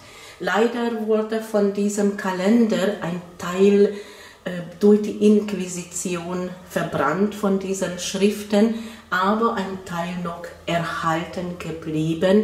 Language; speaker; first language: German; non-native, fluent; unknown